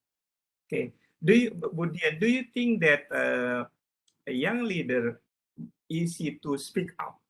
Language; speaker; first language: English; non-native, learner; Indonesian